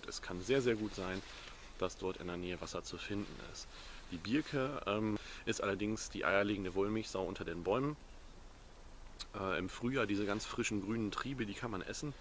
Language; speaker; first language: German; native; German